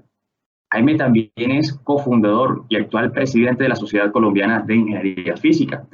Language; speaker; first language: Spanish; native; Spanish